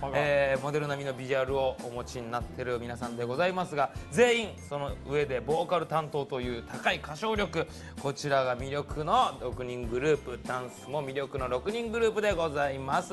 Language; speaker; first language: Japanese; native; Japanese